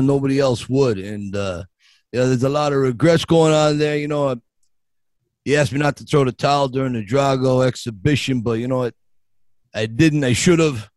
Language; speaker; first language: English; native; English